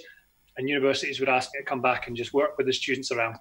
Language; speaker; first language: English; native; English